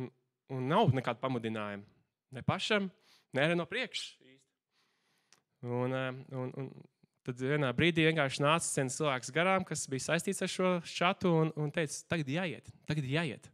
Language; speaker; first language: Latvian; native; Latvian